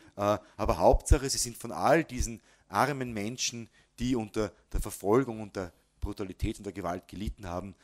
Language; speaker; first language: German; native; German